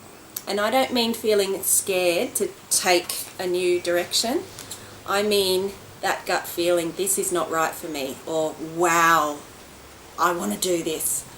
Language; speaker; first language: English; native; English